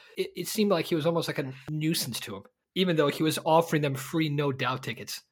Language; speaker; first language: English; early bilingual, other home language; Bosnian